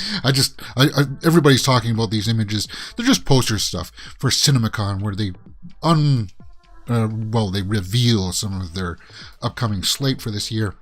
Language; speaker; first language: English; native; English